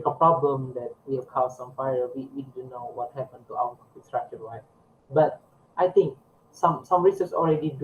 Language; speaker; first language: English; non-native, learner; Indonesian